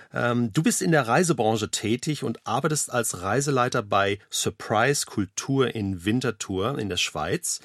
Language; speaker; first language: German; native; German